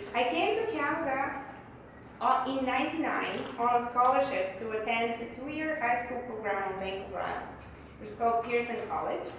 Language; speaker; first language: English; early bilingual, other home language; Bulgarian